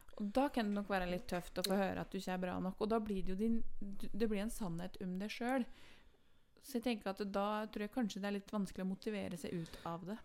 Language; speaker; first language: Norwegian; native; Norwegian